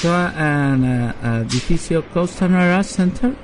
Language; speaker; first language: Spanish; non-native, learner; French